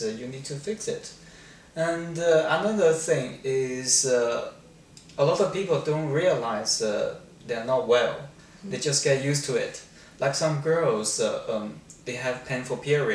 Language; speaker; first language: English; non-native, fluent; Chinese